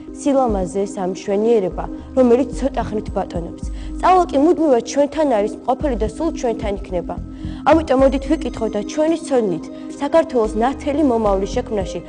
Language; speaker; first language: Georgian; non-native, local second language; Svan